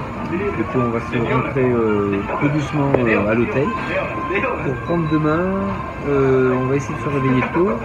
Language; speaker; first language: French; native; French